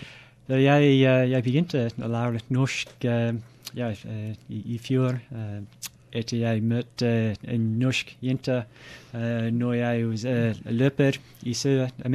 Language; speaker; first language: Norwegian; non-native, learner; English